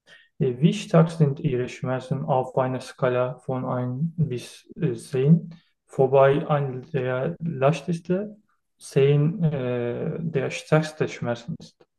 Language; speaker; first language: German; non-native, learner; Turkish